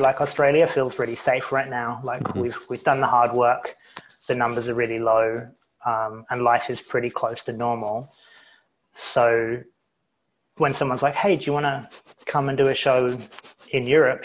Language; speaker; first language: English; native; English